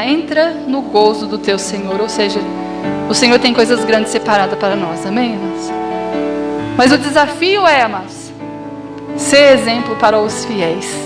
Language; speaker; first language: Portuguese; native; Portuguese